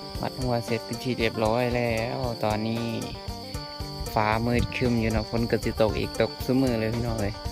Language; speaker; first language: Thai; non-native, local second language; Northeastern Thai